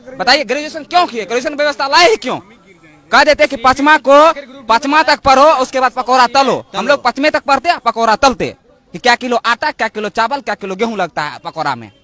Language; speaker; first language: Hindi; native; Hindi